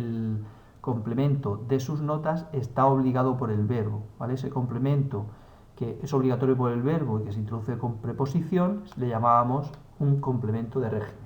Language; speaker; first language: Spanish; native; Spanish